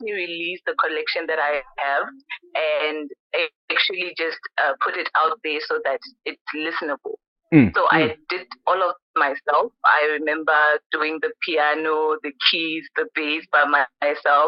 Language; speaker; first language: English; non-native, local second language; Venda